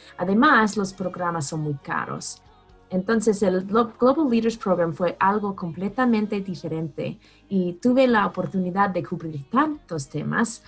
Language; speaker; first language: Spanish; non-native, fluent; English